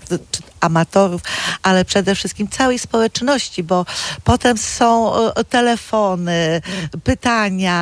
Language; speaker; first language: Polish; non-native, local second language; Kashubian